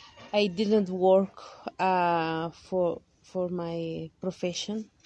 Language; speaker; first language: English; non-native, local second language; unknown